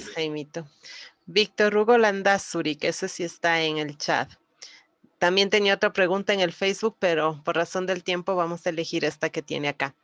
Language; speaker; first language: Spanish; native; Spanish